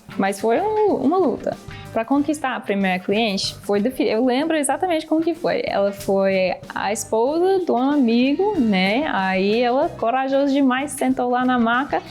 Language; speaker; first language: Portuguese; non-native, fluent; English